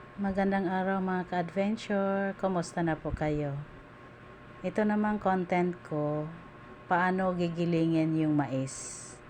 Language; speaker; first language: Filipino; non-native, local second language; Cebuano